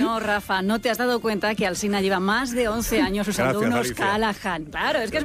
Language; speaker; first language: Spanish; native; Spanish